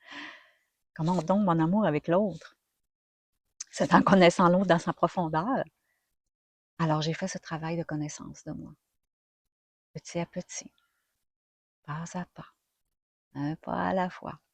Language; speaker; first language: French; native; French